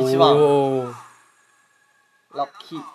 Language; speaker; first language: Japanese; non-native, learner; Korean